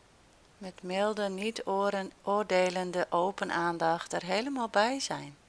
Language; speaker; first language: Dutch; native; Dutch